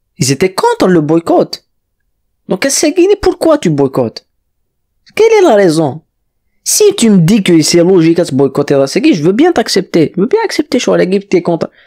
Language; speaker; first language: French; non-native, local second language; Kabyle